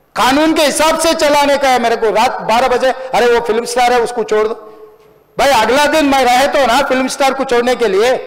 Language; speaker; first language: Hindi; non-native, local second language; Telugu